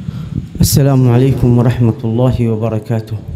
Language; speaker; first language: Arabic; native; Arabic